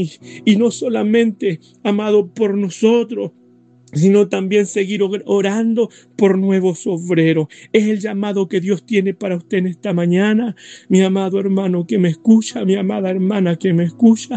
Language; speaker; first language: Spanish; native; Spanish